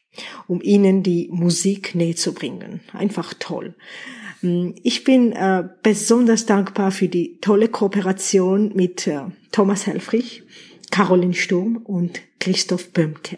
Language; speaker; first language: German; non-native, fluent; Georgian